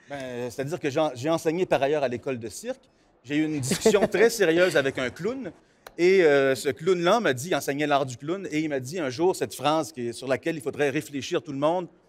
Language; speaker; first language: French; native; French